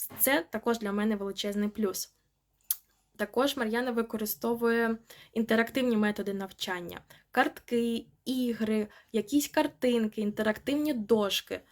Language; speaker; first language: Ukrainian; native; Ukrainian